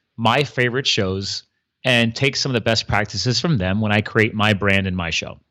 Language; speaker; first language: English; native; English